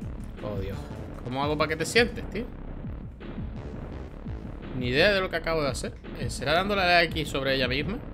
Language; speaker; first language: Spanish; native; Spanish